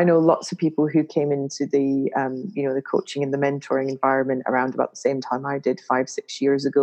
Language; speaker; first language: English; native; English